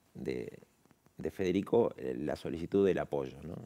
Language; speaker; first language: Spanish; native; Spanish